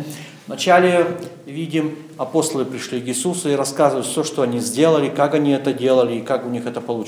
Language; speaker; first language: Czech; non-native, learner; Russian